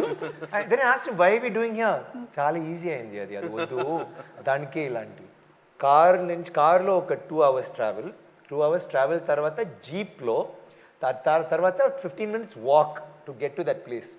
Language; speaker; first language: Telugu; non-native, local second language; Tamil